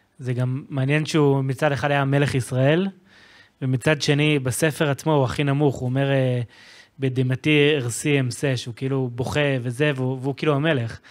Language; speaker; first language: Hebrew; native; Hebrew